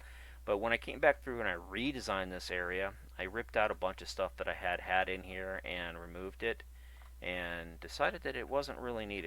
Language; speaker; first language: English; native; English